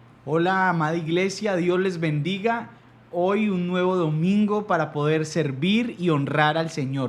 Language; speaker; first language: Spanish; native; Spanish